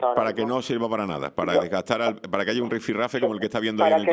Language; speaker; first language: Spanish; native; Spanish